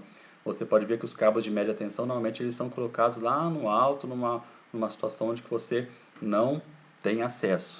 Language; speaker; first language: Portuguese; native; Portuguese